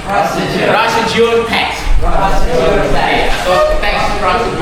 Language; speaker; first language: English; non-native, fluent; Indonesian